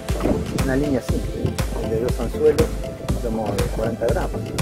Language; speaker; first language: Spanish; native; Spanish